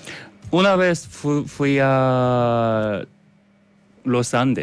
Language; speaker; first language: Spanish; non-native, learner; Korean